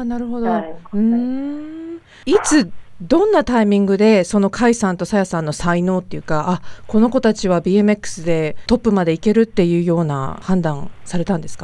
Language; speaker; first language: Japanese; native; Japanese